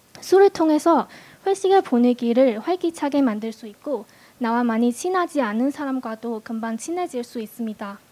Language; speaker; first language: Korean; non-native, fluent; Cantonese